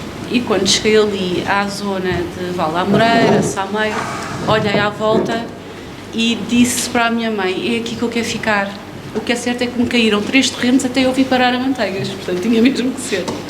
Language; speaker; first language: Portuguese; native; Portuguese